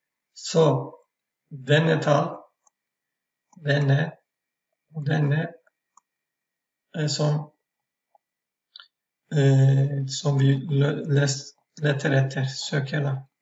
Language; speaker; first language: Norwegian; non-native, fluent; Turkish